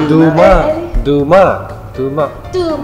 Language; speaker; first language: Thai; non-native, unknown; Japanese